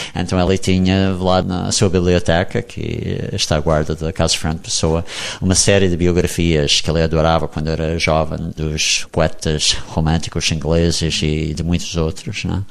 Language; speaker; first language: Portuguese; non-native, fluent; English